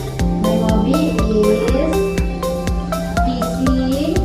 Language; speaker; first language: English; non-native, learner; Indonesian